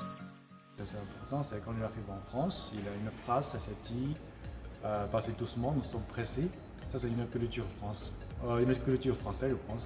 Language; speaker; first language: French; non-native, learner; Chinese